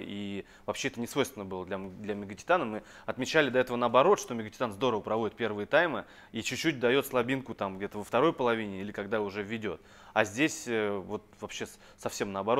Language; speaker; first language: Russian; native; Russian